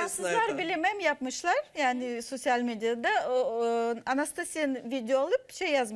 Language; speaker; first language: Turkish; non-native, fluent; Russian